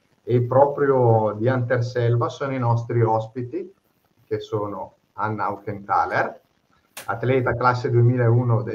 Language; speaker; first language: Italian; native; Italian